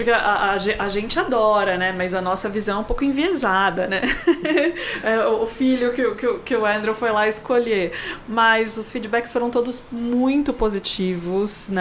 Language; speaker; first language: Portuguese; native; Portuguese